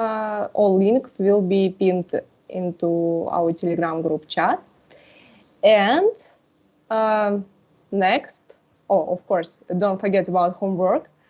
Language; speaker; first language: English; non-native, fluent; Russian